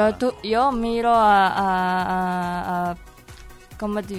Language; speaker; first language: Catalan; non-native, learner; Indonesian